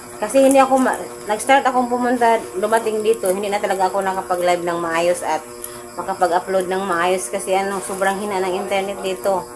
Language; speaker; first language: Filipino; non-native, local second language; Cebuano